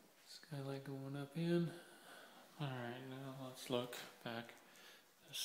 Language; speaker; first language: English; native; English